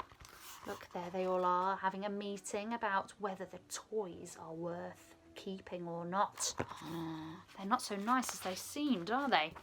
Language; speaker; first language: English; native; English